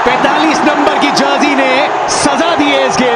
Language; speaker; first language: Hindi; native; Hindi